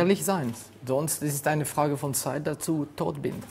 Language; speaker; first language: German; non-native, fluent; French